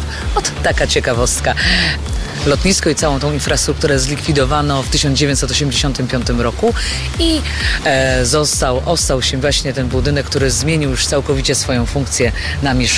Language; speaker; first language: Polish; native; Polish